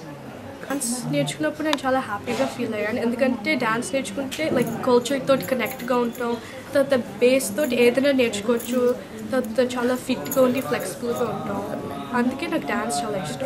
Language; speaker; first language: Telugu; early bilingual, heritage; Telugu